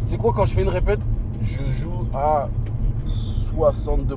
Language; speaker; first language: French; native; French